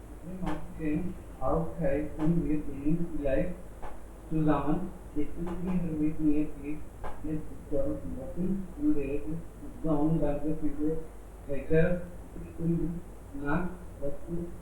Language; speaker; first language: German; non-native, learner; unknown